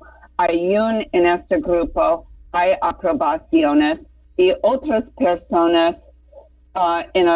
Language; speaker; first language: Spanish; non-native, fluent; English